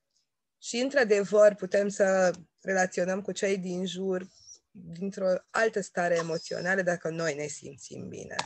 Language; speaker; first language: Romanian; non-native, local second language; Hungarian